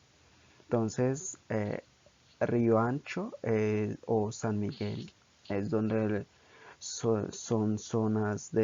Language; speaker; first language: Spanish; non-native, local second language; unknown